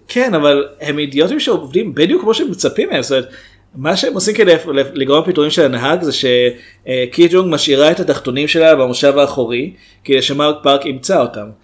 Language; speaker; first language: Hebrew; native; Hebrew